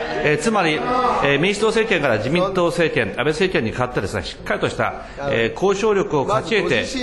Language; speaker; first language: Japanese; native; Japanese